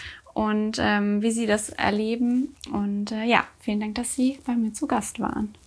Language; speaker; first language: German; native; German